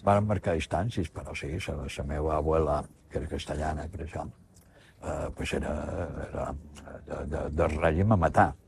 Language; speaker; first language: Catalan; native; Catalan